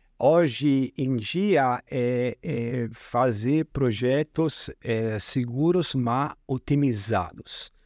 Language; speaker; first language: Portuguese; non-native, fluent; Italian